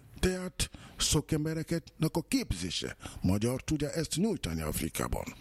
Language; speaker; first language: Hungarian; non-native, fluent; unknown